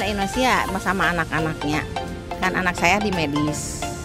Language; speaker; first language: Indonesian; non-native, local second language; Sundanese